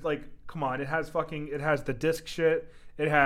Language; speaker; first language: English; native; English